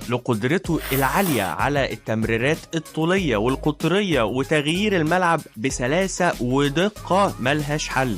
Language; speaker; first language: Arabic; native; Arabic